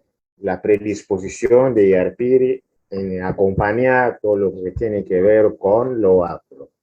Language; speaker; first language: Spanish; non-native, fluent; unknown